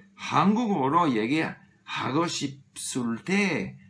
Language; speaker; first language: Korean; non-native, learner; English